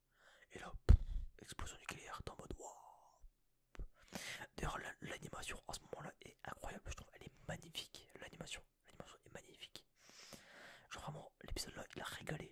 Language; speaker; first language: French; native; French